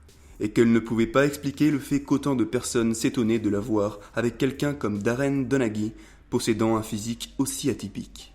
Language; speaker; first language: French; native; French